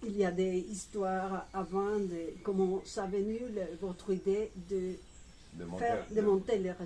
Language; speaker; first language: French; non-native, fluent; Spanish